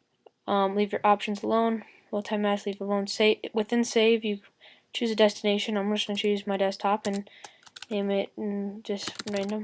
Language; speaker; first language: English; native; English